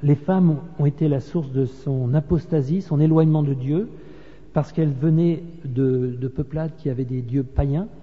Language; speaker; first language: French; native; French